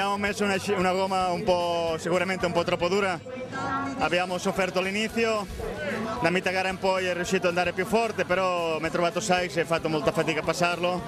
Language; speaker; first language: Italian; non-native, fluent; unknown